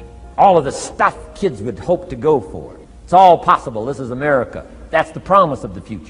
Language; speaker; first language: English; native; English